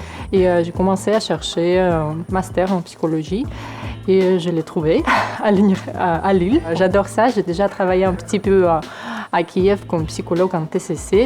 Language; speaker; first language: French; non-native, fluent; Ukrainian